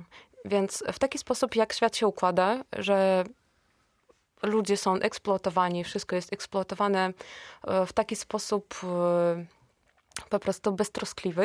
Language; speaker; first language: Polish; non-native, fluent; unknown